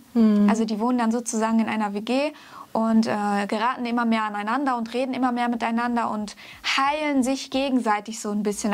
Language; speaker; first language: German; native; German